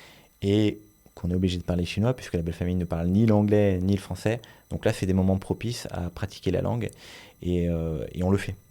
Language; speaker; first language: French; native; French